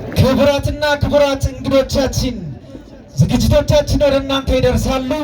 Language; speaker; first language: Amharic; native; Amharic